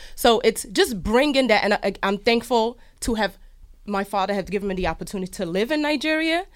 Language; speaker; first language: English; early bilingual, other home language; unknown